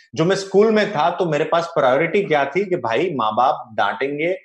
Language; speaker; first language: Hindi; non-native, local second language; Gujarati